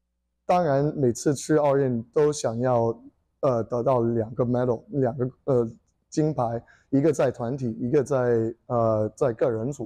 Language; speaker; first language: Chinese; early bilingual, heritage; English